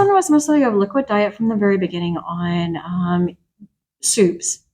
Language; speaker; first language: English; native; English